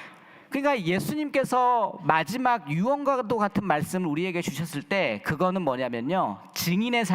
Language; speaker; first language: Korean; native; Korean